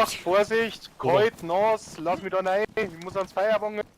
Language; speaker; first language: German; native; German